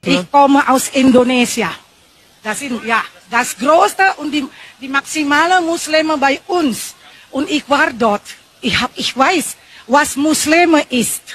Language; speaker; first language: German; non-native, learner; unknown